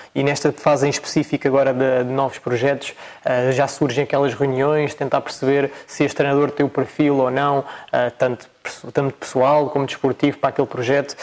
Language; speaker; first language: Portuguese; native; Portuguese